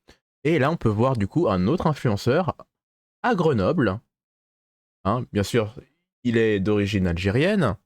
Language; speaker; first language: French; native; French